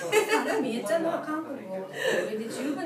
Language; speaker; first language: Japanese; non-native, fluent; Korean